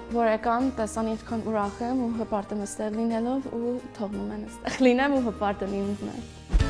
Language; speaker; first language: Armenian; early bilingual, heritage; Armenian